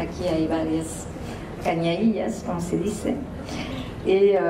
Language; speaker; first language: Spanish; early bilingual, heritage; Spanish